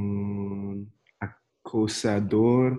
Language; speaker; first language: Spanish; non-native, learner; English